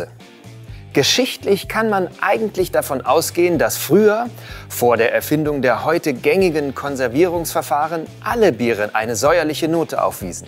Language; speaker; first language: German; native; German